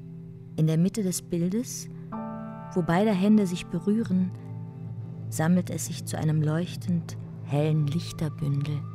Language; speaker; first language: German; native; German